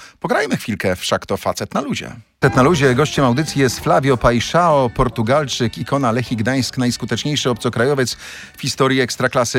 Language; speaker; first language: Polish; native; Polish